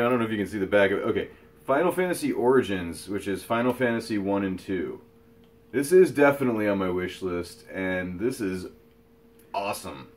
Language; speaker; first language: English; native; English